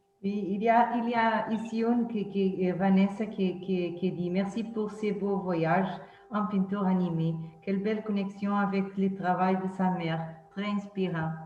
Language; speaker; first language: French; non-native, learner; Portuguese